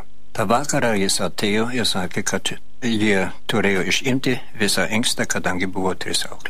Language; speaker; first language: Lithuanian; non-native, fluent; German